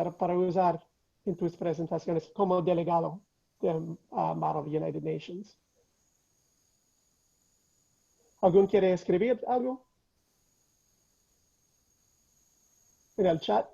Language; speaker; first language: Spanish; non-native, fluent; English